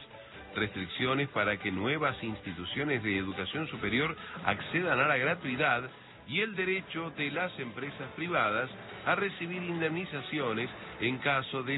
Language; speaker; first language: Spanish; native; Spanish